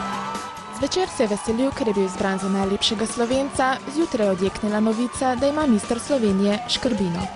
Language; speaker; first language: Slovenian; native; Slovenian